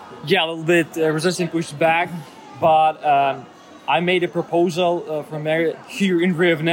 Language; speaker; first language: English; non-native, fluent; Ukrainian